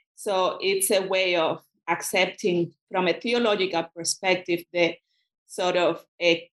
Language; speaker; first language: English; non-native, fluent; Spanish